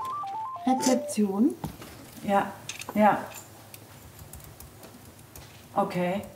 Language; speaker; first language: German; native; German